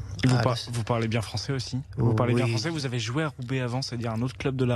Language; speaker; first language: French; native; French